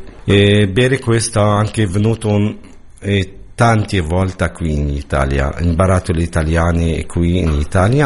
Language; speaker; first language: Italian; non-native, learner; Arabic